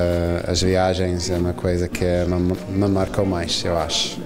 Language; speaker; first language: Portuguese; non-native, fluent; English